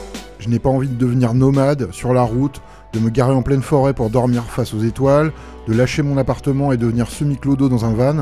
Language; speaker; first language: French; native; French